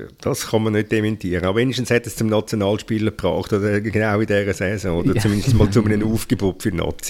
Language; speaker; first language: German; native; German